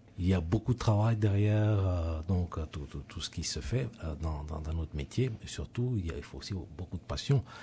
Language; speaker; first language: French; native; French